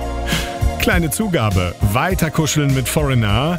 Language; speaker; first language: German; native; German